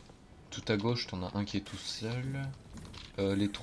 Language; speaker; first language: French; native; French